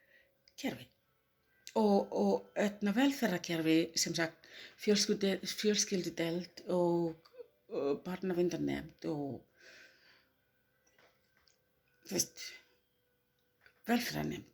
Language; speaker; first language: Icelandic; non-native, learner; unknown